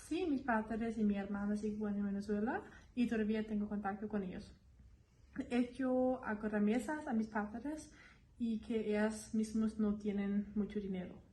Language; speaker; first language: Spanish; non-native, learner; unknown